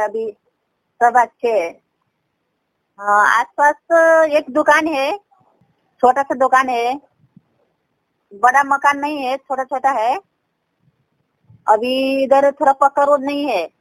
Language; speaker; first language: Hindi; non-native, local second language; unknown